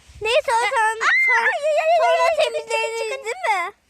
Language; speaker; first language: Turkish; native; Turkish